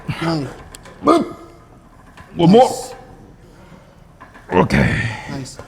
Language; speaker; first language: Korean; non-native, fluent; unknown